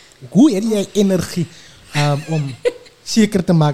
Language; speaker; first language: Afrikaans; early bilingual, heritage; Afrikaans